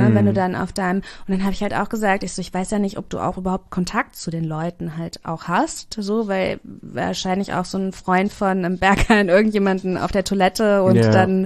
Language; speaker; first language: German; native; German